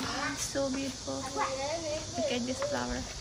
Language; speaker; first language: English; non-native, local second language; Hindi